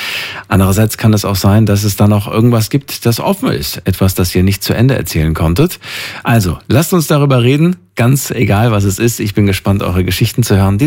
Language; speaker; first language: German; native; German